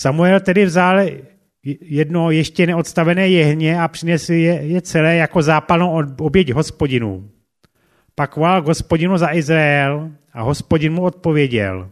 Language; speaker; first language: Czech; native; Czech